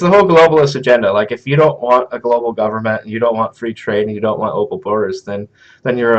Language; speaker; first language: English; native; English